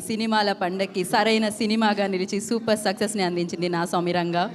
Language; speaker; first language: Telugu; native; Telugu